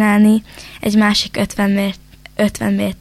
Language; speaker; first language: Hungarian; early bilingual, heritage; Hungarian